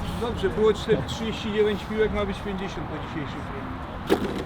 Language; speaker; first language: Polish; native; Polish